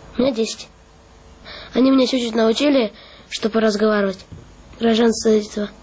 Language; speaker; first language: Russian; non-native, learner; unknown